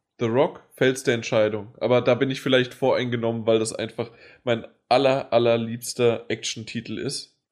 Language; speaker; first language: German; native; German